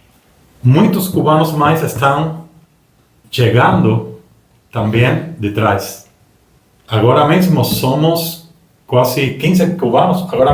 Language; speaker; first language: Portuguese; non-native, learner; Spanish